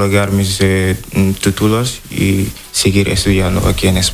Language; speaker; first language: Spanish; non-native, fluent; Wolof